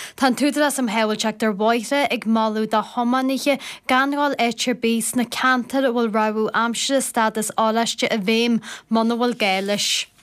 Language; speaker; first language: Irish; native; Irish